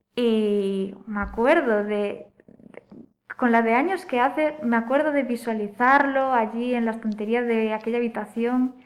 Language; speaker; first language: Spanish; native; Spanish